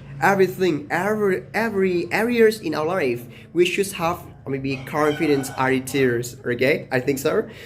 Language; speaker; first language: English; non-native, learner; Vietnamese